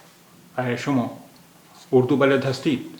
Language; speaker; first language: Persian; non-native, fluent; Urdu